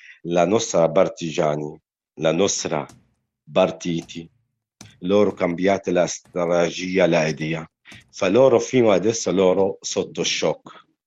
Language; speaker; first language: Italian; non-native, learner; Arabic